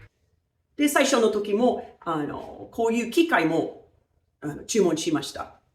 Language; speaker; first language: Japanese; non-native, fluent; English